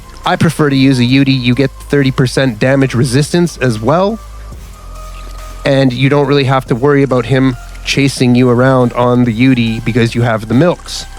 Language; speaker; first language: English; native; English